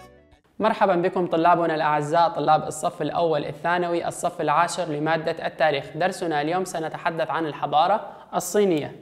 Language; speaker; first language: Arabic; non-native, local second language; Kurdish